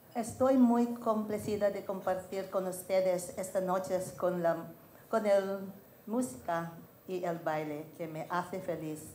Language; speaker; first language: Spanish; non-native, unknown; Filipino